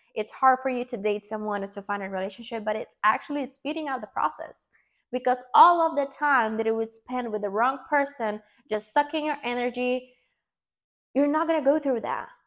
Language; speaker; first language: English; non-native, fluent; Portuguese